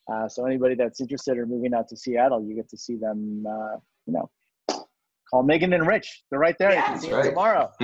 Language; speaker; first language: English; native; English